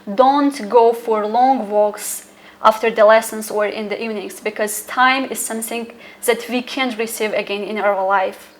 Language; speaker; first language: English; non-native, fluent; Tajik